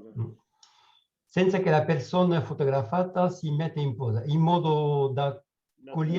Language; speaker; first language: Italian; non-native, learner; French